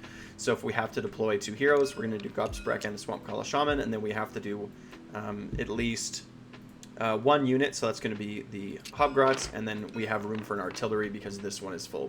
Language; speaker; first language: English; native; English